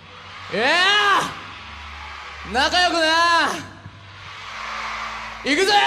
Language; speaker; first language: Japanese; native; Japanese